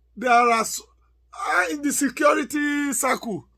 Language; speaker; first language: English; non-native, local second language; Yoruba